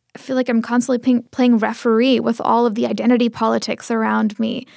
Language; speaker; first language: English; early bilingual, other home language; Tamil